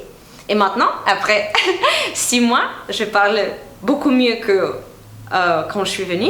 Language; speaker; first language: French; non-native, fluent; Romanian